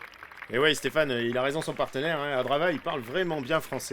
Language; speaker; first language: French; native; French